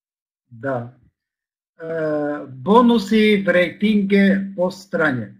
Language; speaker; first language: Polish; non-native, learner; Slovak